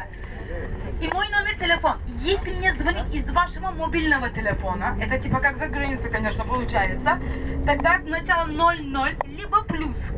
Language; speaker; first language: Russian; non-native, fluent; Turkish